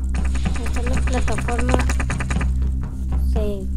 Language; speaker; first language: Spanish; native; Spanish